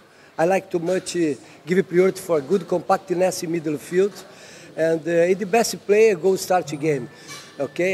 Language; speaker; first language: English; non-native, learner; Portuguese